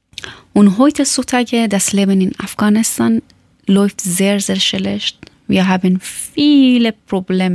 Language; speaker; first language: German; non-native, learner; Persian